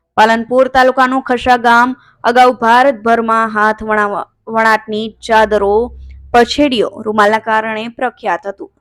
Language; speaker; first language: Gujarati; native; Gujarati